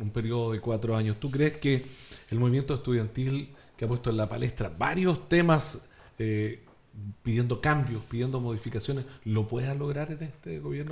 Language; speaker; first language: Spanish; native; Spanish